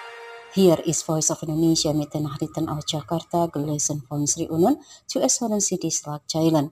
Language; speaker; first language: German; non-native, fluent; Indonesian